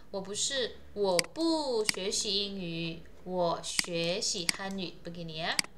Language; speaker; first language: Chinese; non-native, fluent; Indonesian